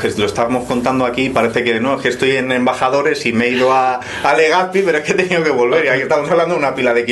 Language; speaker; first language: Spanish; native; Spanish